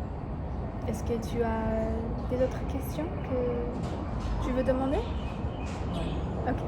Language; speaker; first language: French; non-native, learner; English